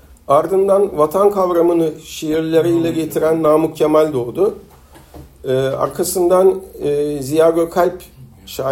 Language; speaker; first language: Turkish; native; Turkish